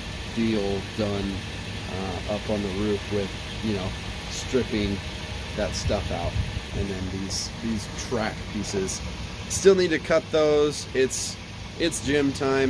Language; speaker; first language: English; native; English